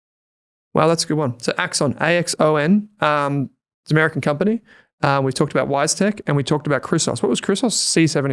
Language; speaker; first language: English; native; English